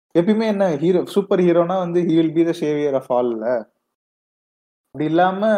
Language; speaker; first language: Tamil; native; Tamil